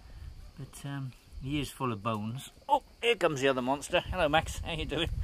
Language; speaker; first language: English; native; English